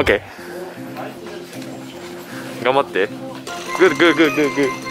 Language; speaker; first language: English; non-native, learner; Japanese